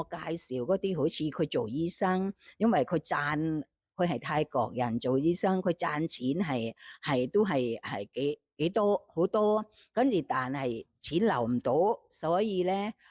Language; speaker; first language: Cantonese; non-native, fluent; Thai